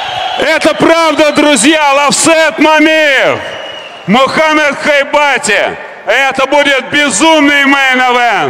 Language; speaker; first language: Russian; native; Russian